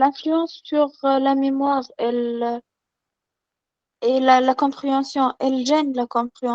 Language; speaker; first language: French; non-native, learner; Arabic